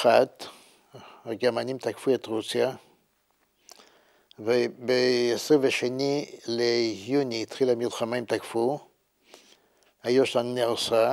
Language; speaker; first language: Hebrew; non-native, fluent; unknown